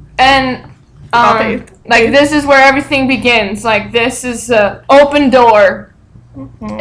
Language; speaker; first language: English; native; English